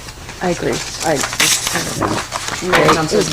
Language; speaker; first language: English; native; English